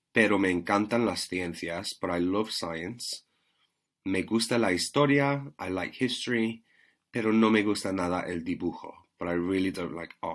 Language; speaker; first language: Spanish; non-native, fluent; English